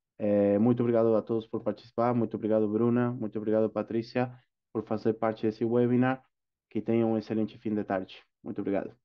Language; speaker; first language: Portuguese; non-native, fluent; Spanish